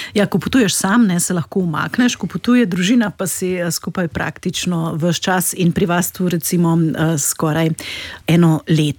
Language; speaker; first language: Slovenian; native; Slovenian